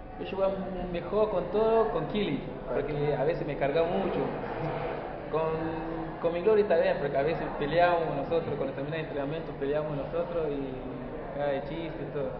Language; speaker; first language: Spanish; non-native, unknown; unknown